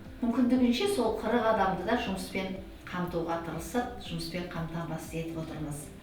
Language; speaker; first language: Kazakh; native; Kazakh